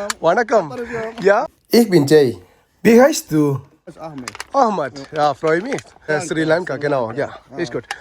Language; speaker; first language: German; non-native, fluent; Tamil